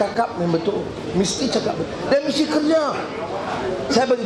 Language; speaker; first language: Malay; native; Malay